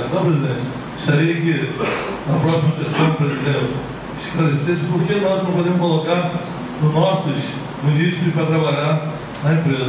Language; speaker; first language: Portuguese; native; Portuguese